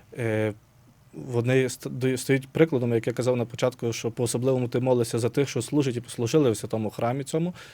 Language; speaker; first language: Ukrainian; native; Ukrainian